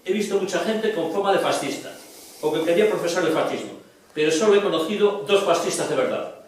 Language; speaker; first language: Spanish; non-native, local second language; Galician